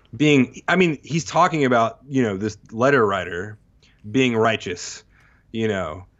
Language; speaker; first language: English; native; English